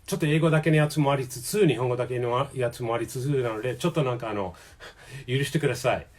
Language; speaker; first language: Japanese; non-native, fluent; English